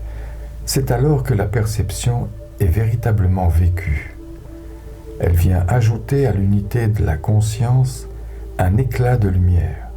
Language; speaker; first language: French; native; French